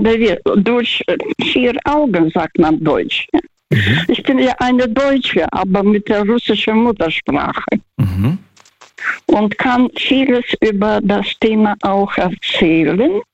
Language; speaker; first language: German; non-native, fluent; Russian